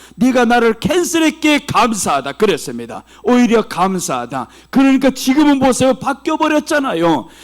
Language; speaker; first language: Korean; early bilingual, heritage; Korean